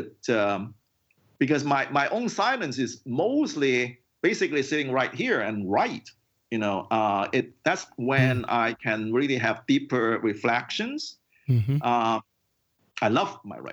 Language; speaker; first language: English; non-native, local second language; Cantonese